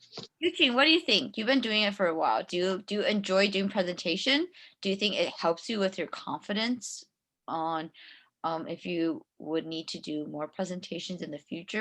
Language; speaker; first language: English; non-native, fluent; Chinese